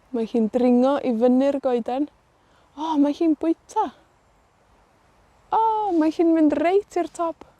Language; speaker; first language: Welsh; native; Welsh